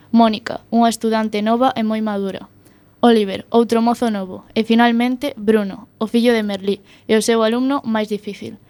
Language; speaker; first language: Galician; non-native, local second language; Spanish